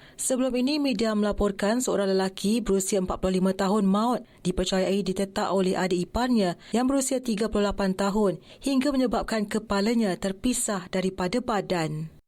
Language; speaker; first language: Malay; native; Malay